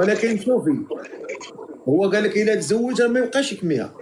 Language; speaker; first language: Arabic; native; Arabic